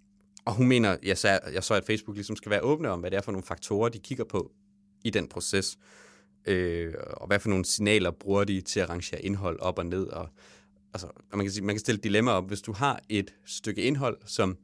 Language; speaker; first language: Danish; native; Danish